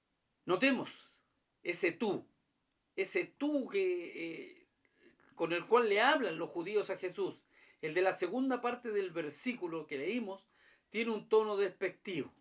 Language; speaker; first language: Spanish; native; Spanish